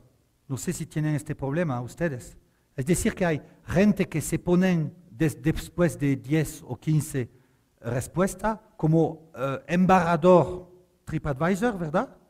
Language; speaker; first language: Spanish; non-native, fluent; French